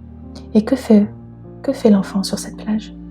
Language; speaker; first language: French; native; French